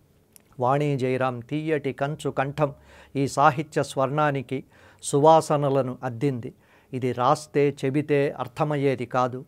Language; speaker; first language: Telugu; native; Telugu